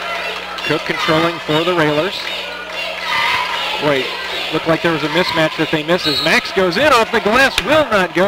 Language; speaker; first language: English; native; English